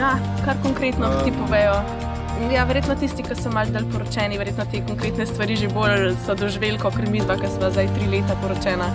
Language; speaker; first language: Slovenian; native; Slovenian